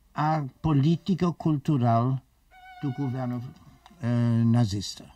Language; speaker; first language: Portuguese; non-native, fluent; German